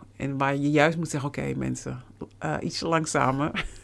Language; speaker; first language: Dutch; native; Dutch